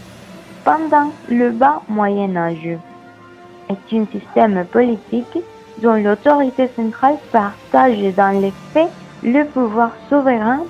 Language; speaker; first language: French; non-native, learner; Spanish